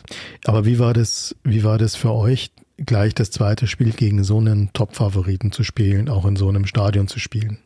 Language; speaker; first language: German; native; German